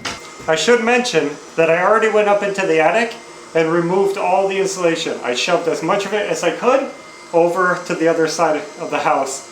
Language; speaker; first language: English; native; English